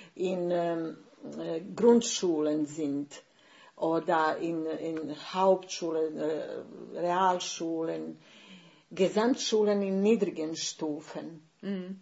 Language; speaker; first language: German; non-native, fluent; Bosnian